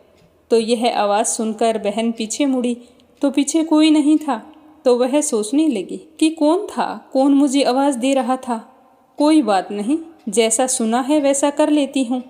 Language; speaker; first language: Hindi; native; Hindi